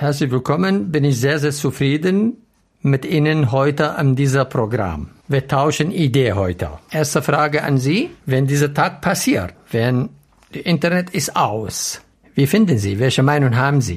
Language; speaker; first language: German; non-native, learner; Arabic